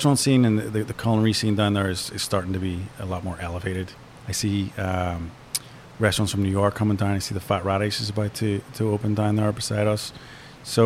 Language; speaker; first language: English; native; English